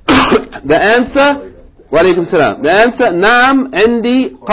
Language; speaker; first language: Arabic; non-native, fluent; English